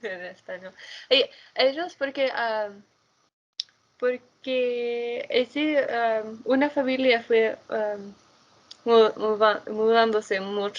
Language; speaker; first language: Spanish; non-native, fluent; English